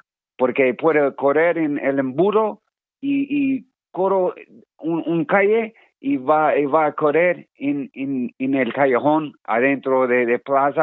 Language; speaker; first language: Spanish; non-native, learner; English